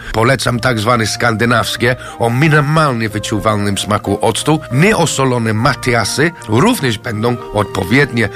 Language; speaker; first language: Polish; non-native, fluent; English